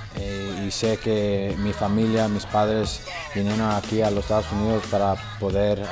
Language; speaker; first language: Spanish; early bilingual, heritage; Spanish